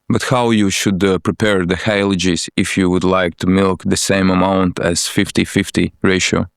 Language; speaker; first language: English; non-native, fluent; Latvian